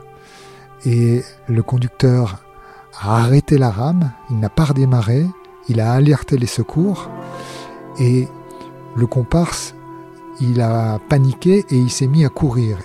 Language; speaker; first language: French; native; French